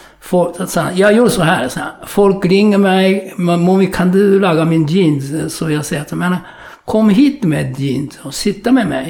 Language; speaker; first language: Swedish; non-native, fluent; Japanese